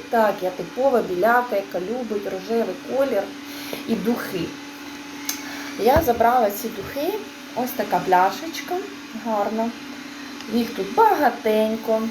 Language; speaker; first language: Ukrainian; non-native, local second language; Russian